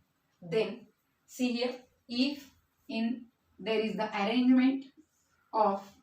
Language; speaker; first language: English; non-native, local second language; Marathi